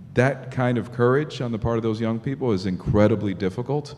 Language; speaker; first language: English; native; English